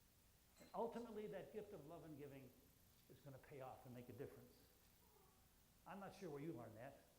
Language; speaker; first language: English; native; English